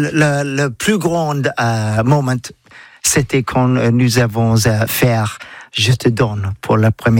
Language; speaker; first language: French; non-native, learner; English